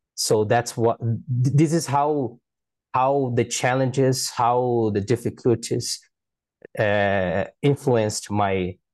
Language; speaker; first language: English; non-native, fluent; Portuguese